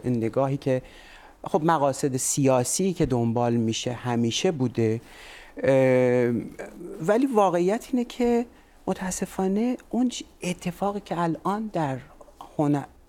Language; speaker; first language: Persian; native; Persian